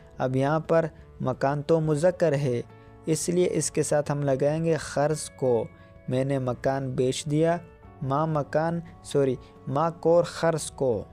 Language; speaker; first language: Urdu; non-native, local second language; Pashto